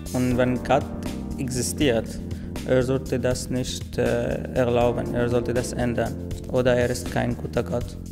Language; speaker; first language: German; non-native, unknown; Arabic